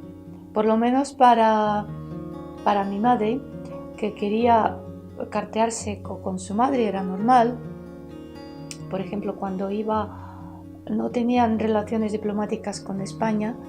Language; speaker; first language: Spanish; early bilingual, heritage; Spanish